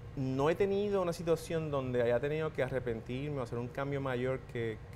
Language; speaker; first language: Spanish; native; Spanish